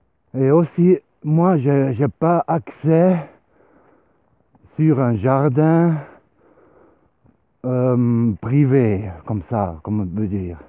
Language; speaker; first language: French; non-native, learner; Swiss German